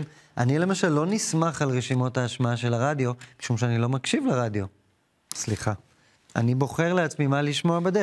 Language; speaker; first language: Hebrew; native; Hebrew